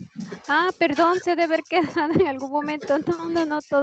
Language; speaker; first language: Spanish; native; Spanish